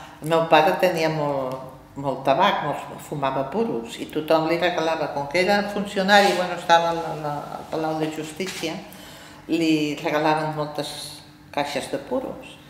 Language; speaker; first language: Catalan; native; Catalan